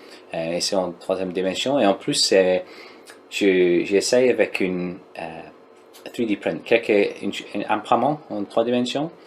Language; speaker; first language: French; non-native, learner; English